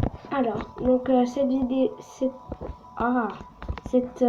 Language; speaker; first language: French; native; French